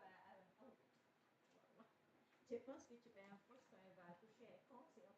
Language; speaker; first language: French; non-native, fluent; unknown